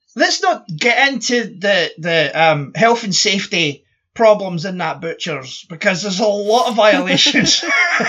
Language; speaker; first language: English; native; English